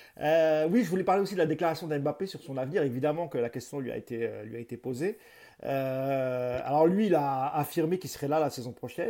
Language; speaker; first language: French; native; French